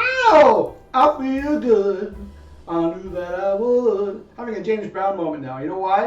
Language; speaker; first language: English; native; English